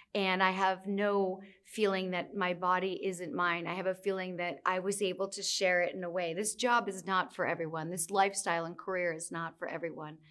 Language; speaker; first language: English; native; English